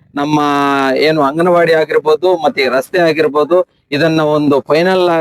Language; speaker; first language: Kannada; native; Kannada